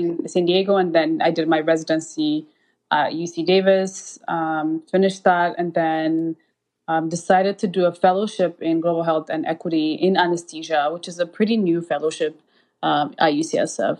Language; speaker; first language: English; non-native, fluent; Amharic